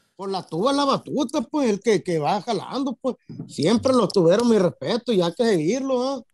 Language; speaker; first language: Spanish; early bilingual, heritage; Spanish